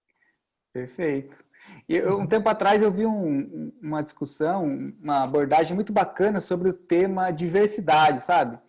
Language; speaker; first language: Portuguese; native; Portuguese